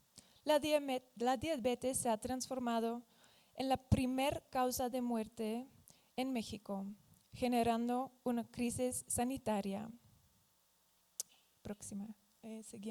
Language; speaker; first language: Spanish; non-native, fluent; Dutch